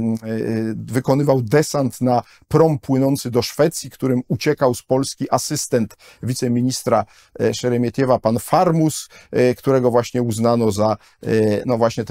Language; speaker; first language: Polish; native; Polish